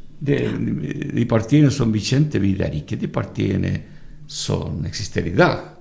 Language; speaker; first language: Norwegian; non-native, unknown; Spanish